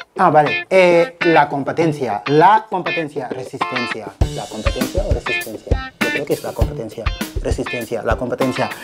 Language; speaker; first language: Spanish; non-native, fluent; Wolof